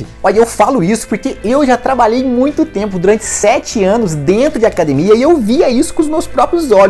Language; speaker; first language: Portuguese; native; Portuguese